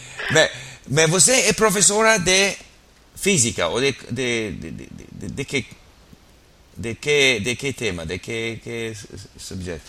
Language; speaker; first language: Portuguese; non-native, learner; English